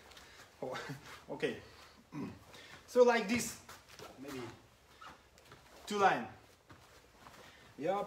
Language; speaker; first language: English; non-native, learner; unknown